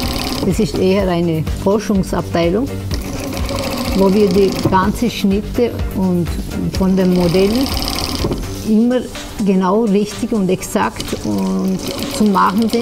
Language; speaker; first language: German; non-native, fluent; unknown